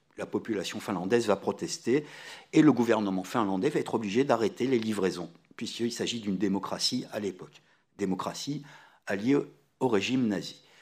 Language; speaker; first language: French; native; French